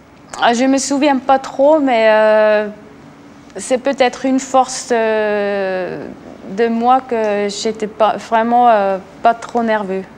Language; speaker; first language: French; non-native, local second language; Swiss German